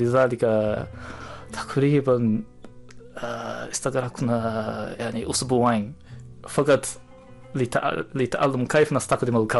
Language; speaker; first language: Arabic; non-native, fluent; Japanese